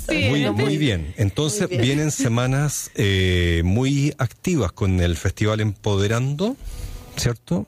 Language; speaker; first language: Spanish; native; Spanish